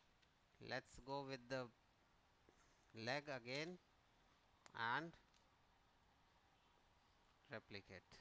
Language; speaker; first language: English; non-native, local second language; Hindi